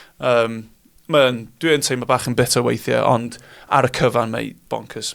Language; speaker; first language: Welsh; non-native, local second language; English